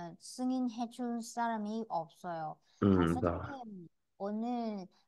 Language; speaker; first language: Korean; non-native, learner; Vietnamese